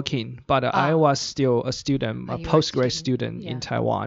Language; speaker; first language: English; non-native, fluent; Chinese